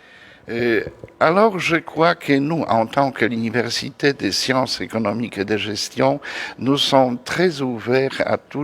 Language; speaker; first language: French; non-native, fluent; Polish